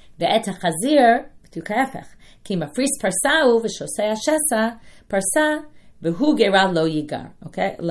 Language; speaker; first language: Hebrew; non-native, fluent; English